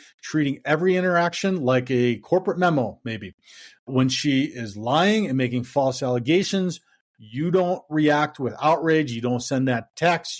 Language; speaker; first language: English; native; English